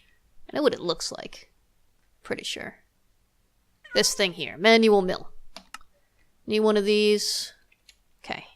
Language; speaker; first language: English; native; English